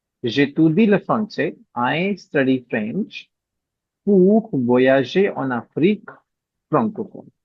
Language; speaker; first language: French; non-native, fluent; Hindi